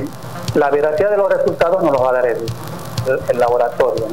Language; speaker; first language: Spanish; native; Spanish